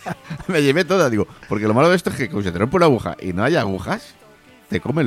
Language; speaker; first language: Spanish; native; Spanish